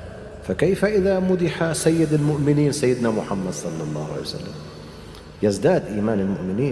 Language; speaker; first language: Arabic; native; Arabic